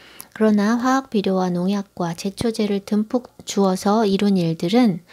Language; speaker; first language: Korean; native; Korean